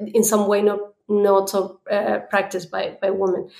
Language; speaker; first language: English; non-native, fluent; Spanish